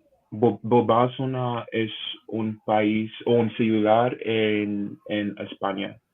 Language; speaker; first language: Spanish; non-native, learner; English